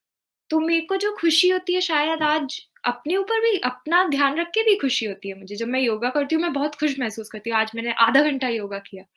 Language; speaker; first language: Hindi; native; Hindi